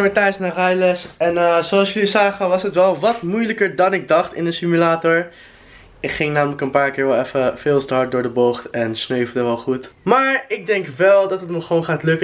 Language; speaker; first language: Dutch; native; Dutch